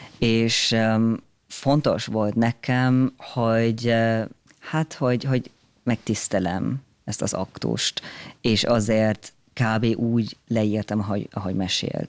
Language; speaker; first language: Hungarian; non-native, fluent; German